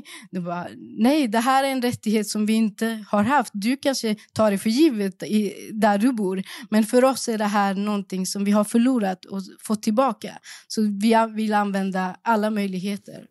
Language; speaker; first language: Swedish; early bilingual, other home language; Persian